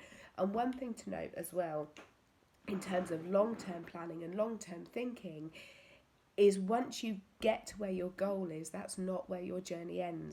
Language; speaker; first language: English; native; English